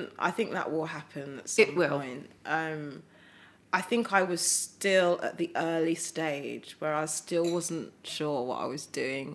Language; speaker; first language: English; native; English